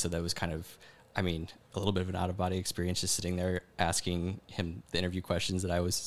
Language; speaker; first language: English; native; English